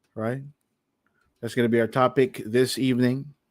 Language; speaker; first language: English; non-native, local second language; Filipino